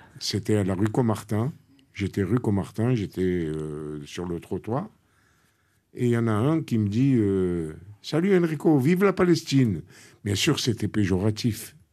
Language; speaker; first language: French; non-native, local second language; Arabic